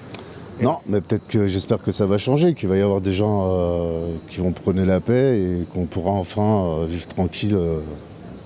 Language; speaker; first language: French; native; French